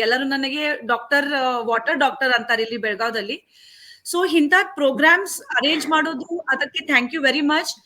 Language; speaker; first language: Kannada; non-native, local second language; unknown